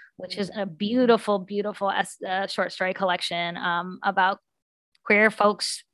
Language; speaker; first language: English; native; English